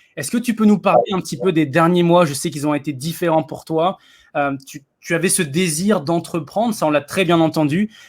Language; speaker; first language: French; native; French